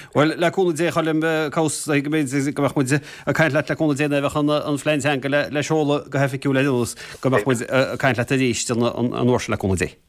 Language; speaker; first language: Irish; native; Irish